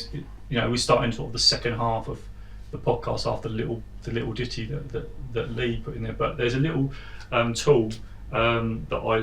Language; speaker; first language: English; native; English